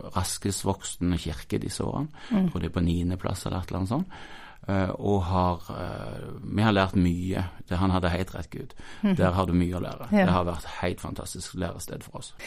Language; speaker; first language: Norwegian; native; Norwegian